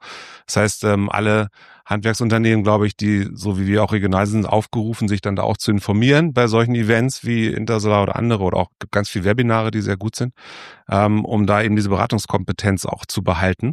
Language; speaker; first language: German; native; German